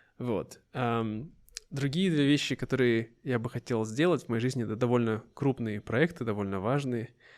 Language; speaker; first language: Russian; native; Russian